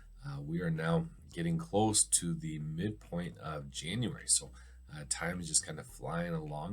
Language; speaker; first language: English; native; English